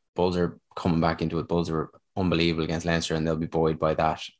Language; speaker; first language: English; native; English